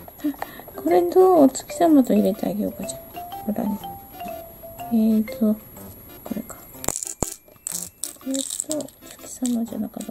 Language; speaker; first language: Japanese; native; Japanese